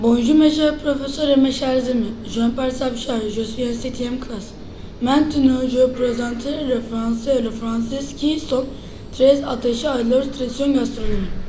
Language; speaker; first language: French; non-native, learner; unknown